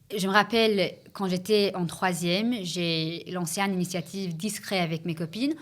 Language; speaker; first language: French; early bilingual, heritage; English